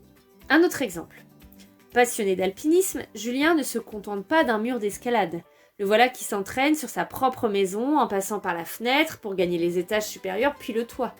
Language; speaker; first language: French; native; French